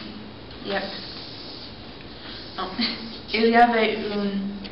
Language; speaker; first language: French; non-native, learner; English